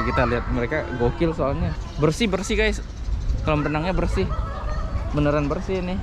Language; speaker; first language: Indonesian; native; Indonesian